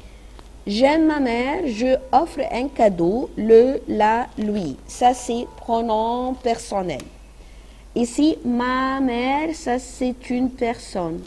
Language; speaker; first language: French; non-native, fluent; Arabic